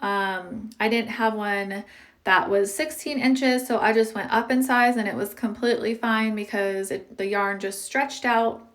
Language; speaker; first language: English; native; English